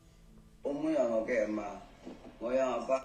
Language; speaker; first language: Chinese; non-native, learner; Burmese